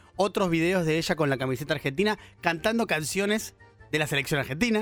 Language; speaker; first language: Spanish; native; Spanish